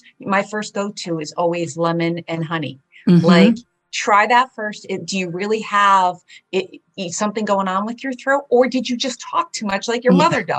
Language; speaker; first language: English; early bilingual, other home language; Polish